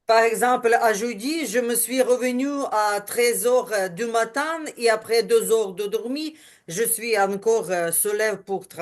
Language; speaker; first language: French; non-native, learner; Ukrainian